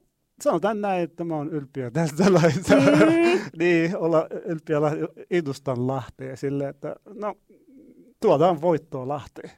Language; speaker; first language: Finnish; non-native, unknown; Arabic